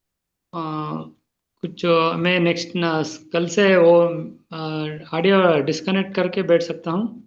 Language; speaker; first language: Hindi; non-native, local second language; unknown